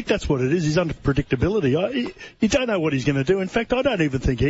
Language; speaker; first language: English; native; English